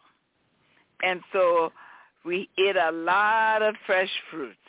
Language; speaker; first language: English; native; English